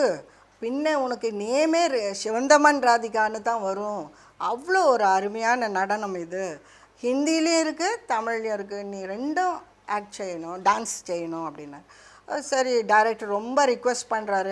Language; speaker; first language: Tamil; non-native, local second language; Malayalam